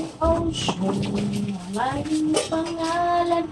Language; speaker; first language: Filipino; non-native, local second language; Cebuano